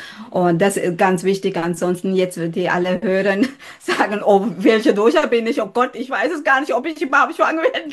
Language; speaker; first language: German; non-native, fluent; Sinhala